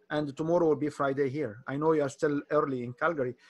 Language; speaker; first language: English; non-native, fluent; Arabic